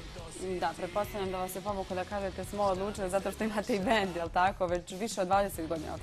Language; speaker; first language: Bosnian; native; Bosnian